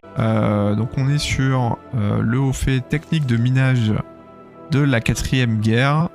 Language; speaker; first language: French; native; French